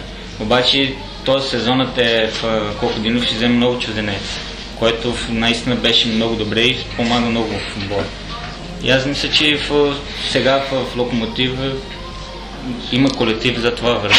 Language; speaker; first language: Bulgarian; non-native, learner; Portuguese